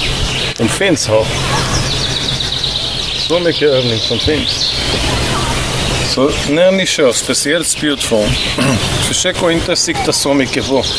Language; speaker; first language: Swedish; non-native, fluent; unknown